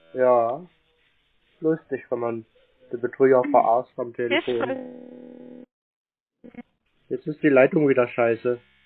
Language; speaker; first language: German; native; German